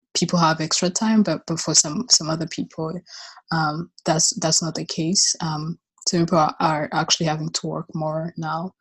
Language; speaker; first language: English; non-native, local second language; Kinyarwanda